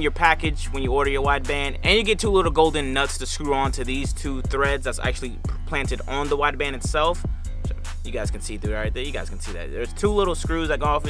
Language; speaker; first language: English; native; English